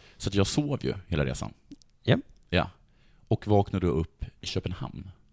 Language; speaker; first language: Swedish; native; Swedish